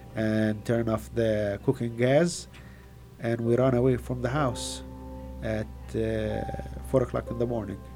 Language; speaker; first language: English; non-native, fluent; Arabic